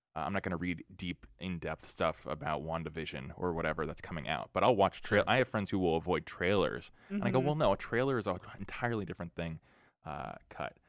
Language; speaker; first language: English; native; English